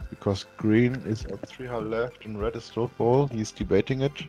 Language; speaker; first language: English; non-native, fluent; German